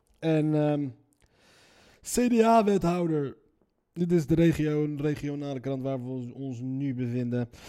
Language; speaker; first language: Dutch; early bilingual, other home language; Riffian